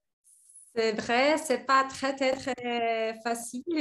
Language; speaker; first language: French; non-native, learner; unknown